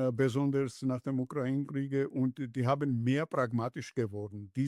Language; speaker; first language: German; non-native, learner; Georgian